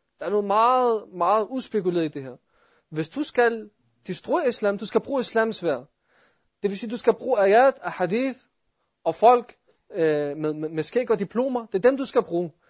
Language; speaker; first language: Danish; early bilingual, other home language; Arabic